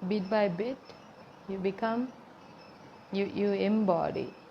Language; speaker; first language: English; non-native, local second language; Sinhala